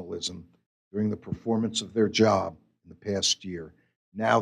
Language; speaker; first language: English; native; English